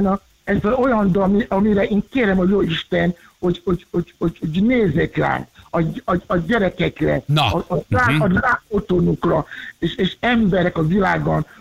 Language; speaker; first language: Hungarian; non-native, learner; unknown